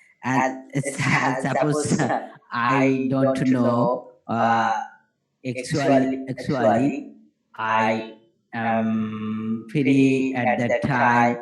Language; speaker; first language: English; non-native, learner; Bangla